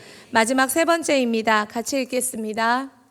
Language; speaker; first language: Korean; native; Korean